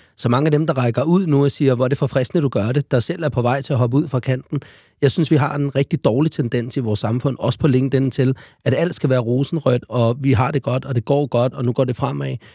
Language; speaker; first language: Danish; native; Danish